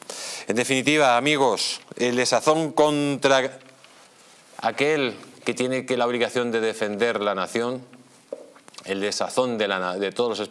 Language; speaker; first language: Spanish; native; Spanish